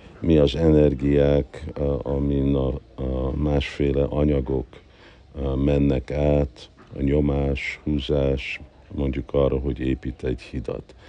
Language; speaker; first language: Hungarian; early bilingual, heritage; Hungarian